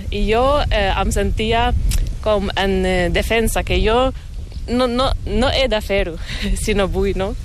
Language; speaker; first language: Catalan; non-native, fluent; Ukrainian